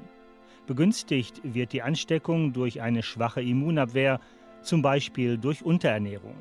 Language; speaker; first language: German; native; German